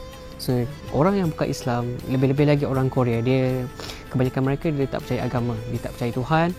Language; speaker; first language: Malay; native; Malay